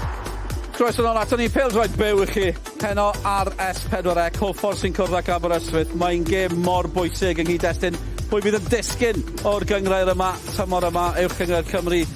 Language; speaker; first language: Welsh; native; Welsh